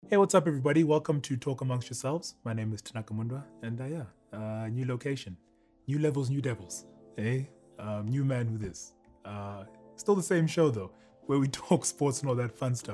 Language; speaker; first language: English; native; English